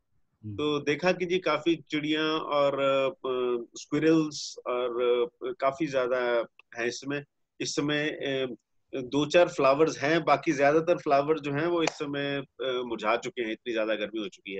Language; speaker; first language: Hindi; native; Hindi